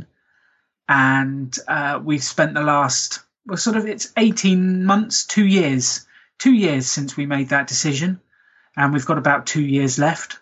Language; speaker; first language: English; native; English